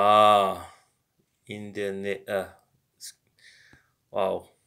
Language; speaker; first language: German; non-native, learner; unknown